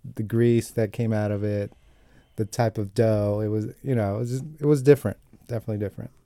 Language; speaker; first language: English; non-native, fluent; Italian